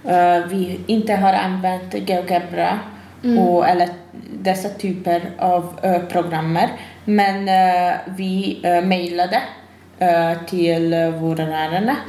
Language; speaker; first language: Swedish; non-native, fluent; Hungarian